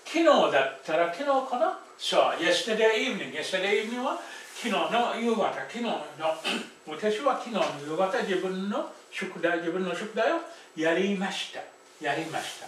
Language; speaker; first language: Japanese; non-native, fluent; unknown